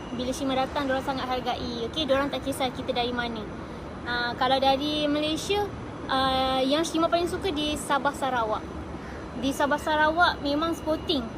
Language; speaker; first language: Malay; native; Malay